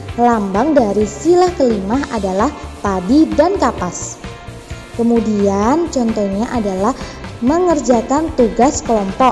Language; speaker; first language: Indonesian; native; Indonesian